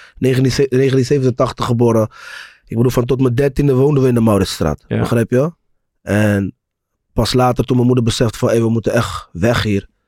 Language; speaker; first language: Dutch; native; Dutch